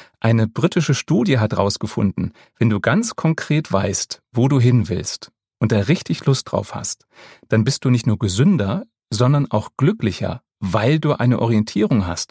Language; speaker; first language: German; native; German